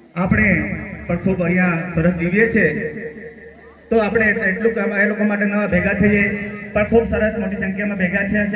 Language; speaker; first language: Gujarati; native; Gujarati